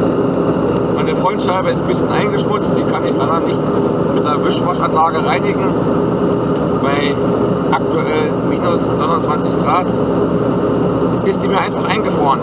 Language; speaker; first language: German; native; German